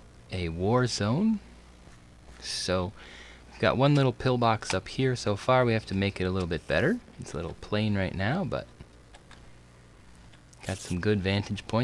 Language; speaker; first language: English; native; English